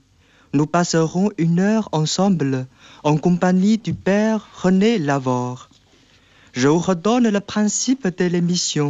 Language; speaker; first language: French; non-native, fluent; Chinese